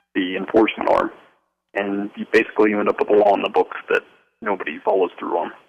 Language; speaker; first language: English; native; English